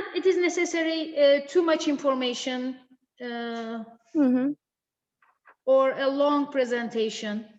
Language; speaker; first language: English; non-native, fluent; Turkish